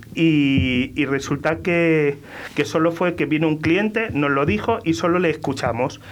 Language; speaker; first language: Spanish; native; Spanish